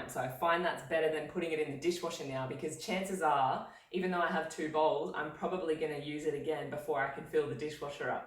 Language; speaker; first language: English; native; English